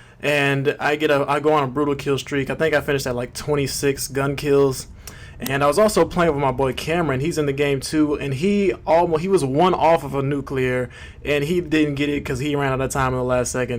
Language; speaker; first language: English; native; English